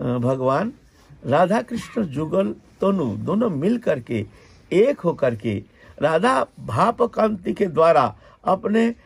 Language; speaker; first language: Hindi; non-native, local second language; Bangla